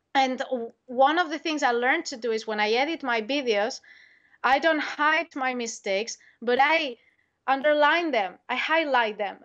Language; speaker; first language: English; non-native, fluent; Spanish